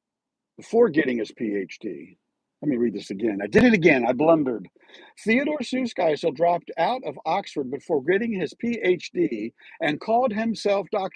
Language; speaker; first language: English; native; English